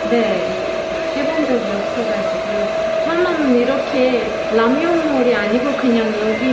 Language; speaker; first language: Korean; non-native, fluent; Turkish